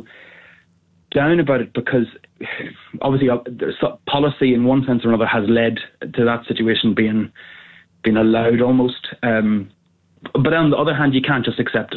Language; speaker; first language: English; native; English